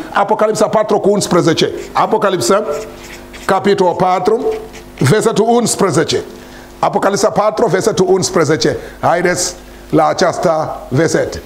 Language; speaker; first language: Romanian; non-native, learner; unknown